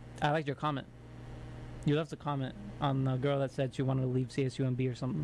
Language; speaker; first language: English; early bilingual, other home language; Spanish